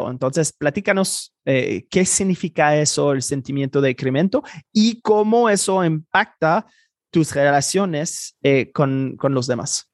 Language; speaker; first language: Spanish; non-native, fluent; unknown